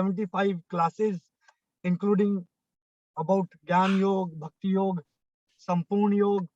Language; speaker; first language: English; non-native, local second language; Hindi